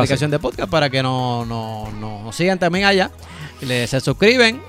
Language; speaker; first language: Spanish; native; Spanish